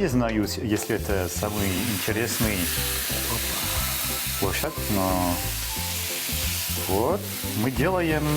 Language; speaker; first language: Russian; non-native, learner; French